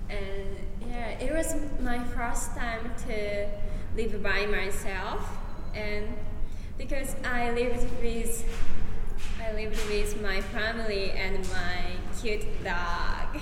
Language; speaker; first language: English; non-native, learner; Japanese